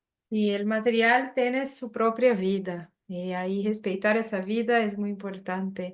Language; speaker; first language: Spanish; non-native, learner; Portuguese